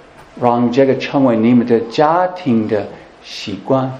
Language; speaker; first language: Chinese; non-native, fluent; English